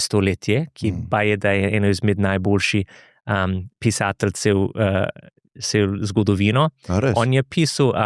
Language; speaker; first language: Slovenian; non-native, fluent; English